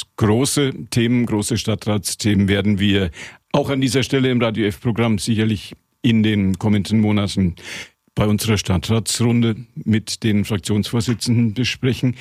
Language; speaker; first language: German; native; German